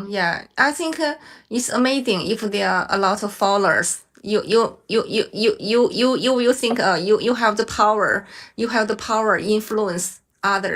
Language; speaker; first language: English; non-native, learner; Chinese